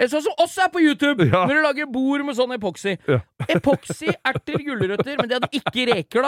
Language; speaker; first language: Norwegian; native; Norwegian